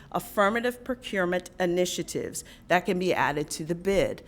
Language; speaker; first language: English; native; English